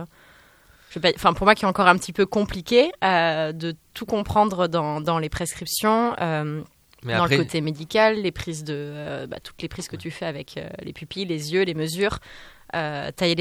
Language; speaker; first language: French; native; French